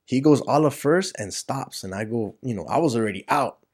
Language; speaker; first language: English; native; English